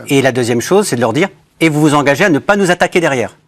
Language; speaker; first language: French; native; French